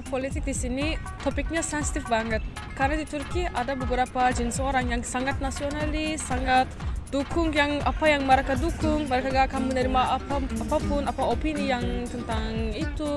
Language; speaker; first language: Indonesian; non-native, fluent; Turkish